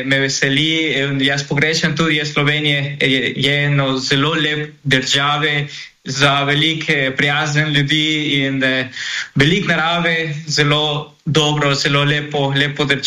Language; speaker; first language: Slovenian; non-native, learner; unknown